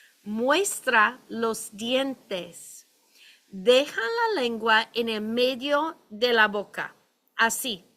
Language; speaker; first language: Spanish; non-native, fluent; English